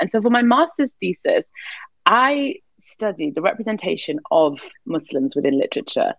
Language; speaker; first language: English; native; English